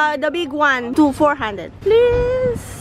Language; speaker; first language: English; non-native, learner; Filipino